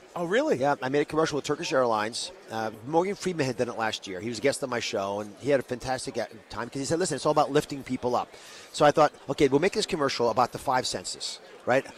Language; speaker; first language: English; native; English